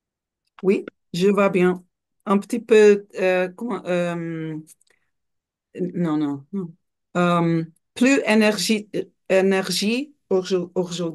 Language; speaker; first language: French; non-native, learner; Portuguese